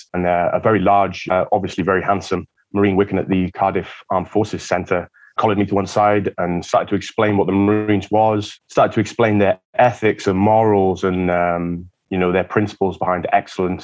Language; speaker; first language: English; native; English